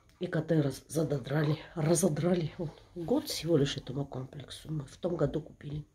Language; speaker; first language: Russian; native; Russian